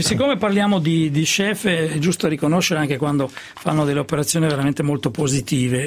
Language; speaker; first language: Italian; native; Italian